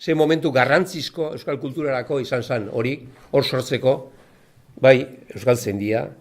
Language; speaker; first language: Basque; native; Basque